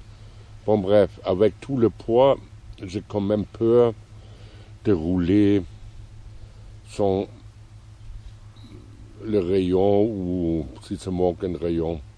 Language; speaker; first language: French; non-native, fluent; German